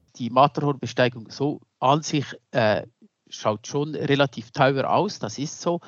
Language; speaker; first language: German; native; German